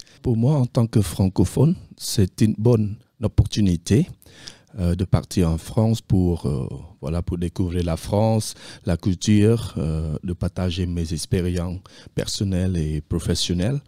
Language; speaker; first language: French; non-native, fluent; Khmer